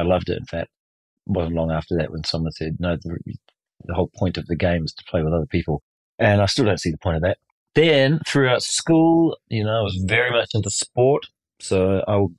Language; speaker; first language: English; native; English